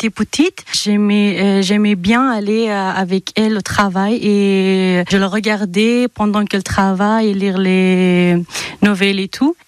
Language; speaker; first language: French; non-native, fluent; Persian